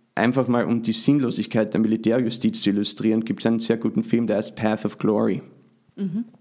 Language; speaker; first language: German; native; German